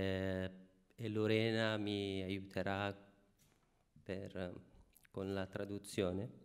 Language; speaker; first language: Italian; non-native, fluent; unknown